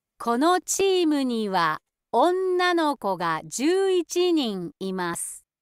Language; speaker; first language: Japanese; native; Japanese